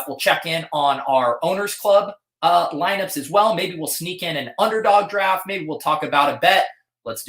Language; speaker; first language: English; native; English